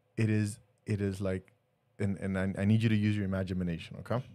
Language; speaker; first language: English; early bilingual, other home language; Spanish